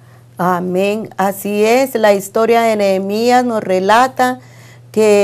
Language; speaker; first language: Spanish; native; Spanish